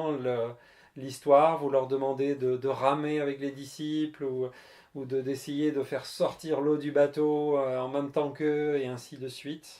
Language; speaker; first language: French; native; French